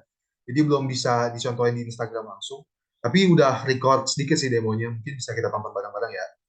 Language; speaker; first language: Indonesian; native; Indonesian